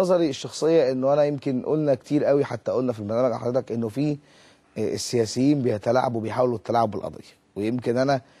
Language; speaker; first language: Arabic; native; Arabic